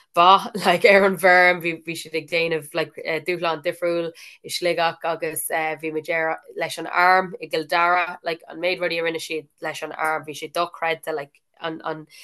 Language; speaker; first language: Irish; non-native, local second language; English